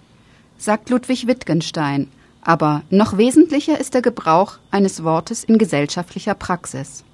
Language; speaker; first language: German; native; German